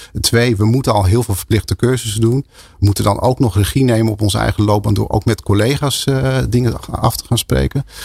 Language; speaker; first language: Dutch; native; Dutch